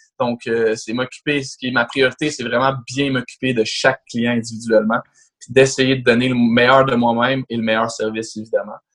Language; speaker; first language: French; native; French